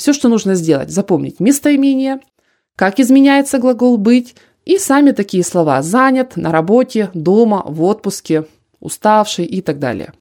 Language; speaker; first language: Russian; native; Russian